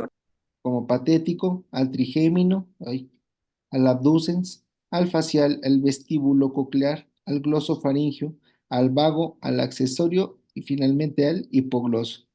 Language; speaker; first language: Spanish; native; Spanish